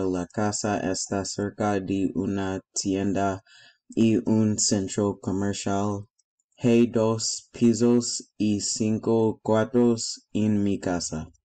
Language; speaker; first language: Spanish; non-native, learner; English